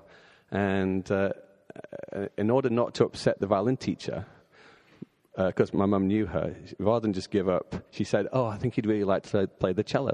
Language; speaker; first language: English; native; English